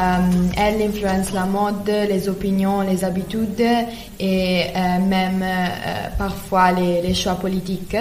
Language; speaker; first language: French; non-native, fluent; Italian